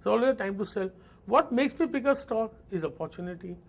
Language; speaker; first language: English; non-native, local second language; Hindi